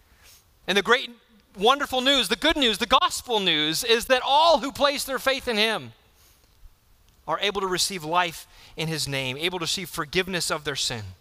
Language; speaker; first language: English; native; English